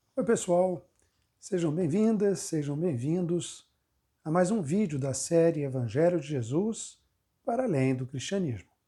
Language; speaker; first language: Portuguese; native; Portuguese